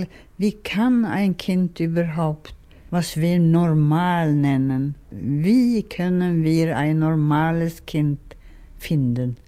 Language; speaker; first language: German; non-native, fluent; Swedish